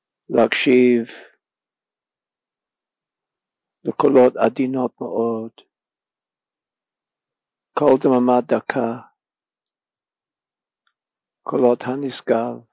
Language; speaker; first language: Hebrew; non-native, fluent; English